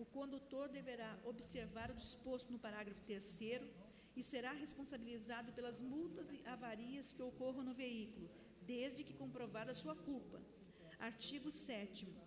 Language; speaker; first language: Portuguese; native; Portuguese